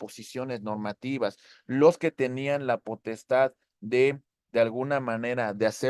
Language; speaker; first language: Spanish; native; Spanish